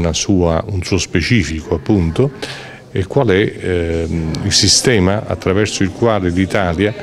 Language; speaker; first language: Italian; native; Italian